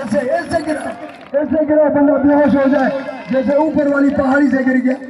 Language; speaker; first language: Urdu; non-native, local second language; Sindhi